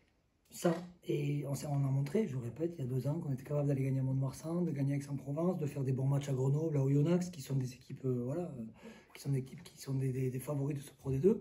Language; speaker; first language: French; native; French